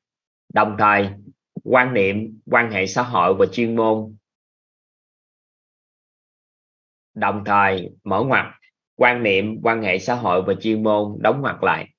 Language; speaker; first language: Vietnamese; native; Vietnamese